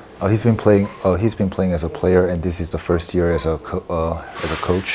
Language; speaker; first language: English; non-native, fluent; Korean